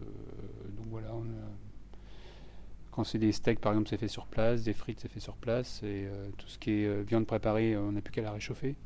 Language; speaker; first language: French; native; French